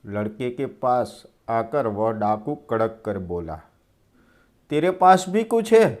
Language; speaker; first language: Hindi; non-native, local second language; Gujarati